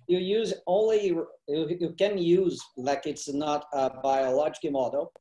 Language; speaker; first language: English; non-native, fluent; Portuguese